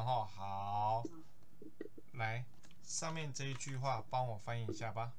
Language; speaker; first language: Chinese; native; Chinese